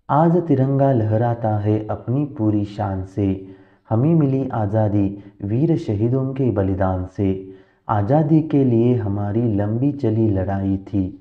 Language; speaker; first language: Hindi; non-native, local second language; Marathi